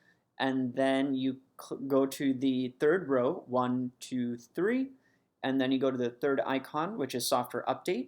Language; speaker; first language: English; native; English